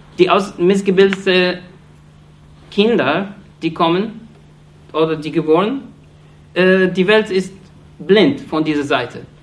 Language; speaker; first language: German; non-native, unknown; Arabic